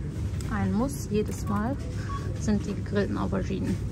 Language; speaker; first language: German; early bilingual, other home language; Turkish